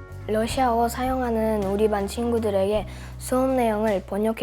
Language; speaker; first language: Korean; early bilingual, other home language; Russian